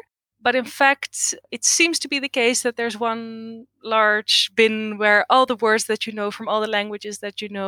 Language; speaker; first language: English; non-native, fluent; Dutch